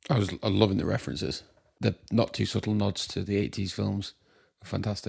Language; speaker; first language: English; native; English